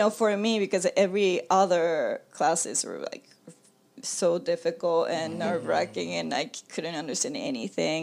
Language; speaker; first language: English; non-native, fluent; Japanese